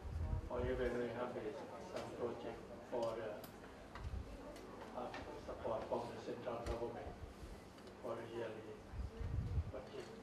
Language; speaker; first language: English; non-native, learner; Thai